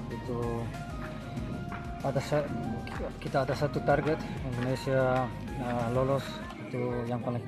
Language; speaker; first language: Indonesian; non-native, fluent; Dutch